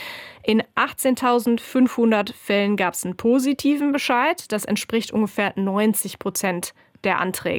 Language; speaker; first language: German; native; German